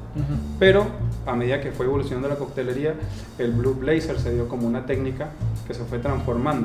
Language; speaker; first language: Spanish; native; Spanish